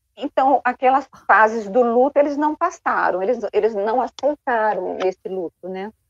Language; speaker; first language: Portuguese; native; Portuguese